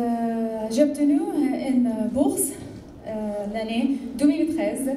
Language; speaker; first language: French; non-native, fluent; Arabic